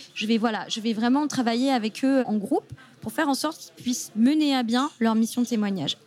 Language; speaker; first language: French; native; French